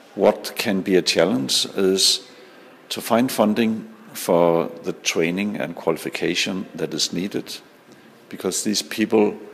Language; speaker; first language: English; non-native, fluent; Danish